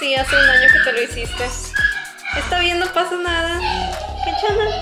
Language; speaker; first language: Spanish; native; Spanish